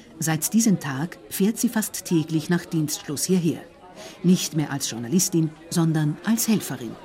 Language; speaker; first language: German; native; German